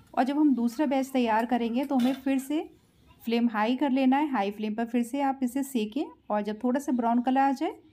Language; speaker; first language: Hindi; native; Hindi